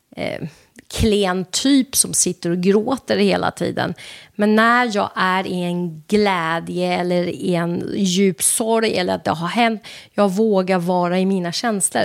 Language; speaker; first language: Swedish; non-native, fluent; Persian